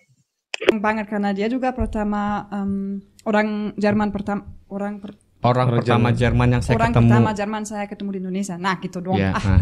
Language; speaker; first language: Indonesian; non-native, fluent; German